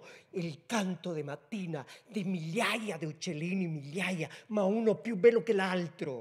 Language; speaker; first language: Italian; non-native, learner; Spanish